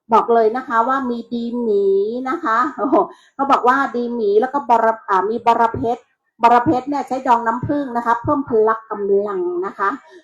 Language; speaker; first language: Thai; non-native, local second language; Shan